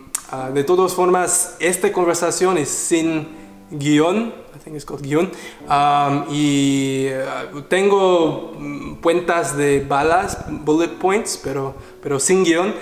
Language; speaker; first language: Spanish; non-native, learner; English